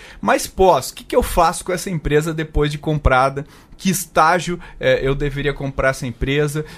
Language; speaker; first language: Portuguese; native; Portuguese